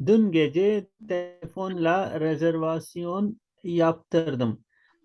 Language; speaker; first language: Turkish; non-native, learner; Urdu